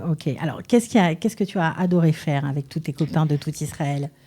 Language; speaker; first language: French; native; French